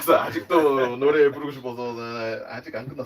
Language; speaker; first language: Korean; non-native, learner; English